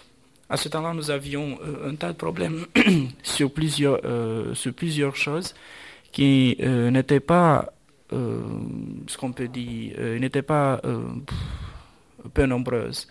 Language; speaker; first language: French; non-native, fluent; Romanian